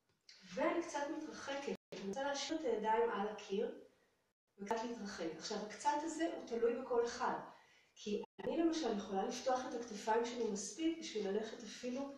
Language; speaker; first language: Hebrew; native; Hebrew